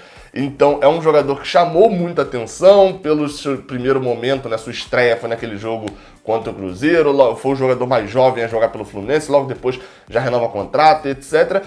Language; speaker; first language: Portuguese; native; Portuguese